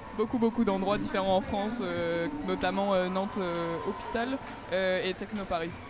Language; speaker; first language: French; native; French